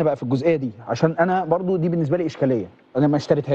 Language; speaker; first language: Arabic; native; Arabic